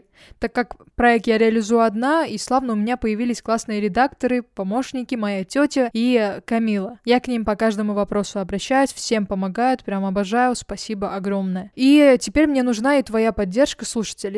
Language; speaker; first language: Russian; native; Russian